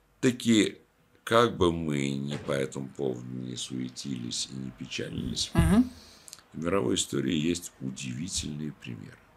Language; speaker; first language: Russian; native; Russian